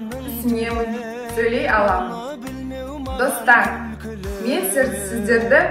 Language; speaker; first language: Kazakh; non-native, local second language; Tatar